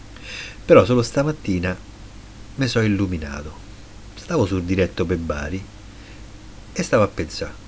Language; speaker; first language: Italian; native; Italian